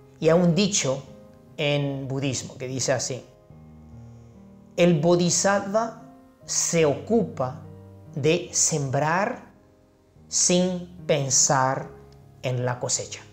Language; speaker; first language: Spanish; non-native, fluent; Chinese